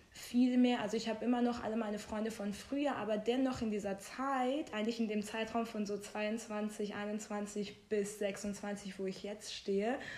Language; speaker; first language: German; non-native, fluent; Persian